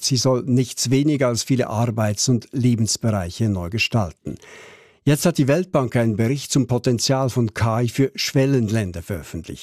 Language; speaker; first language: German; native; German